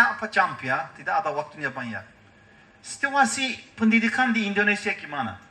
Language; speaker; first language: Indonesian; non-native, learner; Turkish